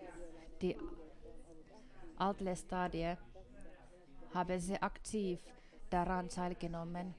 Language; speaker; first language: German; non-native, fluent; Finnish